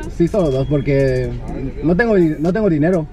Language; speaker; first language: Spanish; early bilingual, heritage; Spanish